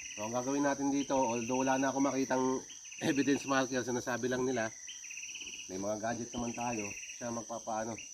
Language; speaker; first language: Filipino; non-native, local second language; Cebuano